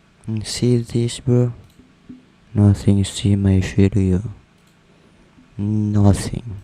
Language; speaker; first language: English; non-native, learner; Indonesian